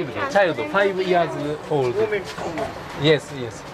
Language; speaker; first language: English; non-native, learner; Japanese